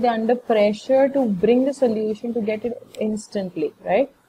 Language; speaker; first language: English; non-native, local second language; Hindi